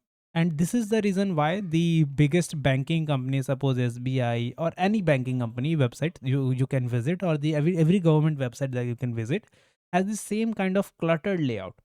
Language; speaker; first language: English; non-native, local second language; Hindi